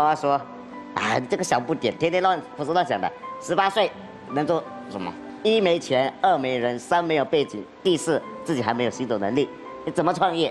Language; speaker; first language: Chinese; native; Chinese